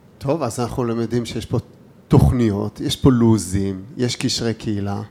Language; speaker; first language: Hebrew; native; Hebrew